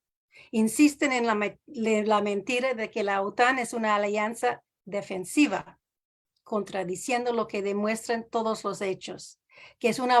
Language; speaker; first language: Spanish; non-native, fluent; English